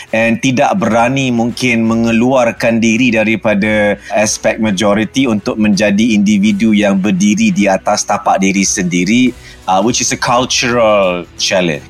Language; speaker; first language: Malay; early bilingual, other home language; German